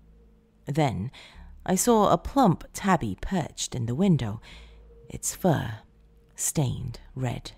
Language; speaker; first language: English; native; English